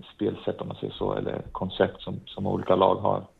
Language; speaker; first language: Swedish; native; Swedish